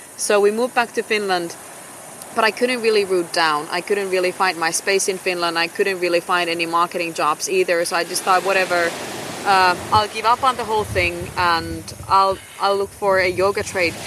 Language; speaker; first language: English; non-native, fluent; Finnish